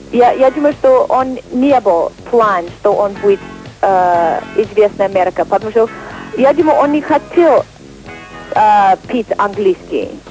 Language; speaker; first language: Russian; non-native, learner; English